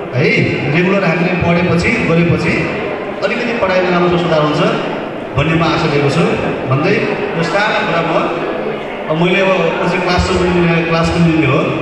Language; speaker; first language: Nepali; native; Nepali